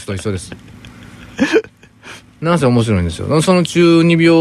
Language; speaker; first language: Japanese; native; Japanese